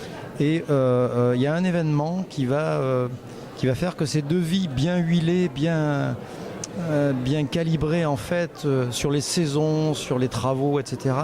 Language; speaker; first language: French; native; French